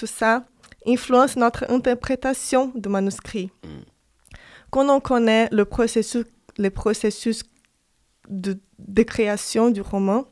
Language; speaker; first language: French; non-native, fluent; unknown